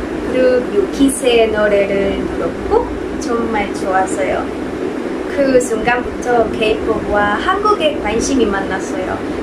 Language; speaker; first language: Korean; non-native, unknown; Spanish